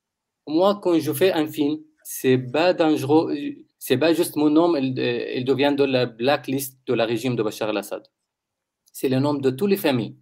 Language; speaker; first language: French; non-native, learner; Arabic